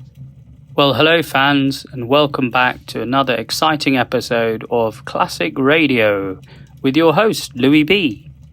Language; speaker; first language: English; native; English